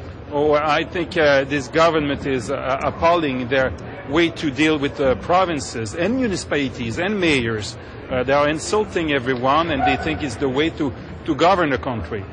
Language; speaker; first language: English; non-native, fluent; French